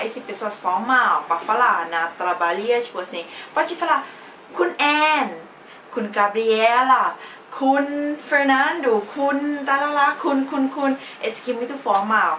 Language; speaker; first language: Portuguese; non-native, fluent; Thai